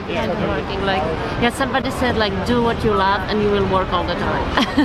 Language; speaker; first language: English; non-native, fluent; Polish